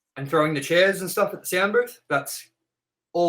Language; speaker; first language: English; native; English